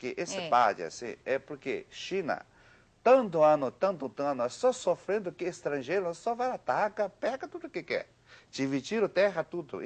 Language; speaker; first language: Portuguese; non-native, learner; Chinese